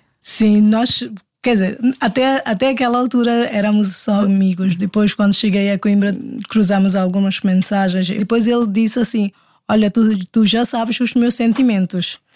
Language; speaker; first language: Portuguese; non-native, fluent; Hindi